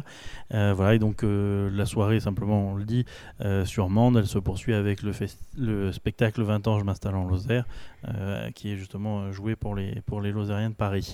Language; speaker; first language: French; native; French